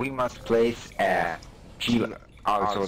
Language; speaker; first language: English; non-native, learner; German